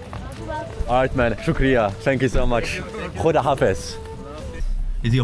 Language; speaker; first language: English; non-native, learner; German